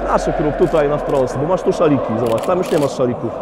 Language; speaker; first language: Polish; native; Polish